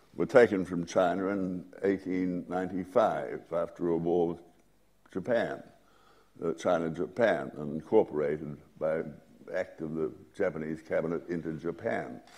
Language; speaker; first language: English; native; English